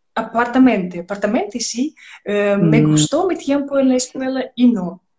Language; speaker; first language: Spanish; non-native, learner; Russian